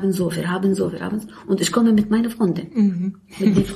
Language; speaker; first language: German; non-native, learner; Arabic